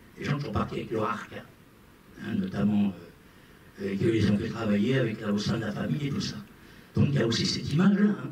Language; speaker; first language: French; non-native, local second language; Arabic